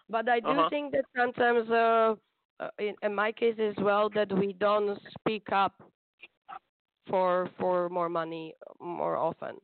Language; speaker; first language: English; non-native, fluent; Slovak